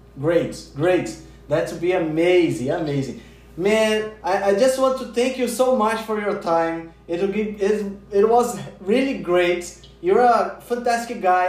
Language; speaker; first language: English; non-native, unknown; Portuguese